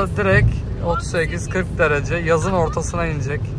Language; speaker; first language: Turkish; native; Turkish